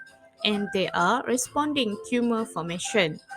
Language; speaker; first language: English; non-native, fluent; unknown